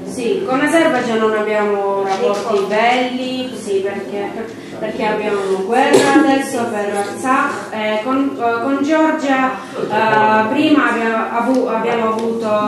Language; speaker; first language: Italian; non-native, learner; Armenian